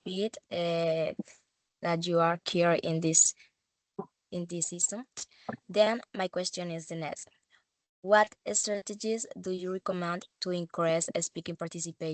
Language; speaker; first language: English; non-native, learner; Spanish